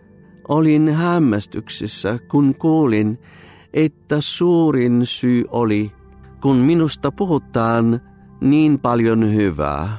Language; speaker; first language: Finnish; non-native, fluent; Bulgarian